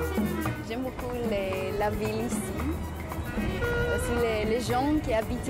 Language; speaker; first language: French; non-native, fluent; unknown